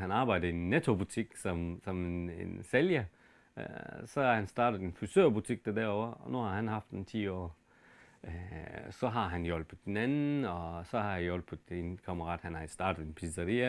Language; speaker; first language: Danish; non-native, fluent; Turkish